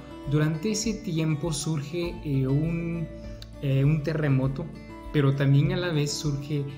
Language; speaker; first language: Spanish; native; Spanish